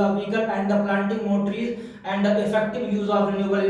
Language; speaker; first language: English; non-native, learner; Hindi